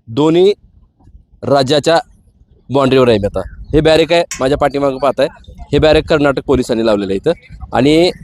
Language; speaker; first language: Marathi; native; Marathi